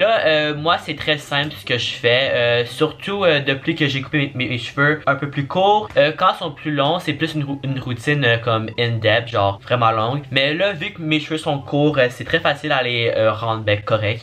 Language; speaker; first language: French; native; French